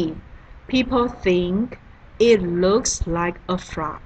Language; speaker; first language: English; non-native, learner; Chinese